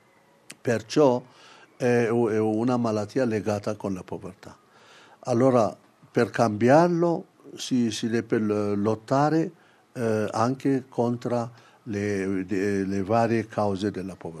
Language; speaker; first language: Italian; non-native, fluent; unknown